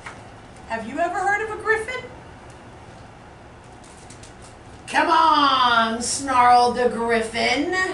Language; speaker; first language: English; native; English